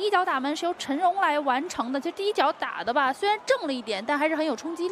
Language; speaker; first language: Chinese; native; Chinese